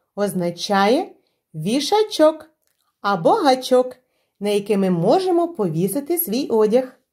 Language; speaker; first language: Ukrainian; native; Ukrainian